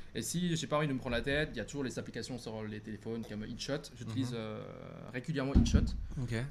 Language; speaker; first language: French; non-native, fluent; Thai